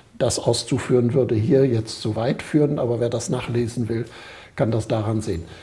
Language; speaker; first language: German; native; German